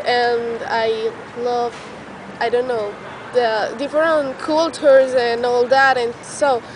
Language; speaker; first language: English; non-native, learner; Spanish